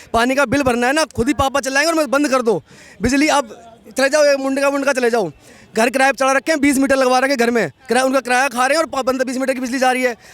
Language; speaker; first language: Hindi; native; Hindi